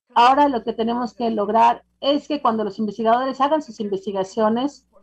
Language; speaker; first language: Spanish; non-native, fluent; French